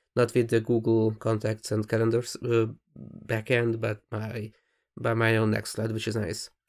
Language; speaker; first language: English; non-native, fluent; Hungarian